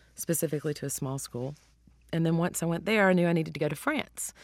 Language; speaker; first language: English; native; English